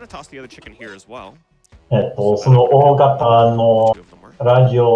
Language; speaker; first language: Japanese; non-native, fluent; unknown